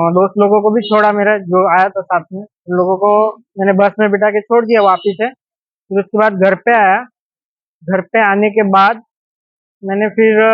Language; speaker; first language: Hindi; non-native, local second language; Marathi